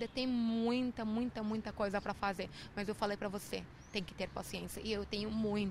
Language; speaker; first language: Portuguese; non-native, learner; Arabic